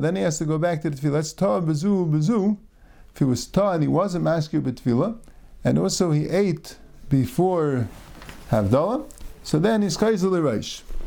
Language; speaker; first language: English; native; English